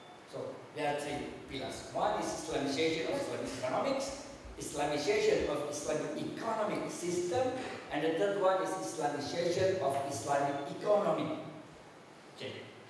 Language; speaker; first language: English; non-native, fluent; Indonesian